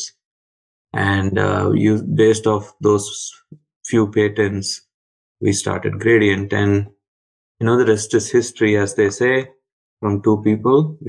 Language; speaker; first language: English; non-native, local second language; Tamil